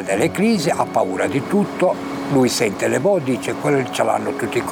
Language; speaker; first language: Italian; native; Italian